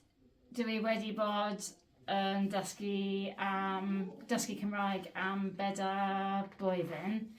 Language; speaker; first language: Welsh; non-native, learner; English